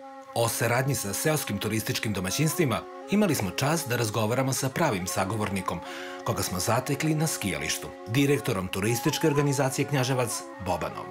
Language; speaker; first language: Serbian; native; Serbian